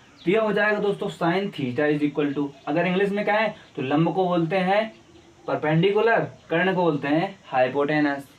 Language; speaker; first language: Hindi; native; Hindi